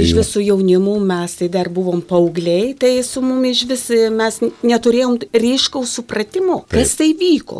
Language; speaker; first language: Lithuanian; native; Lithuanian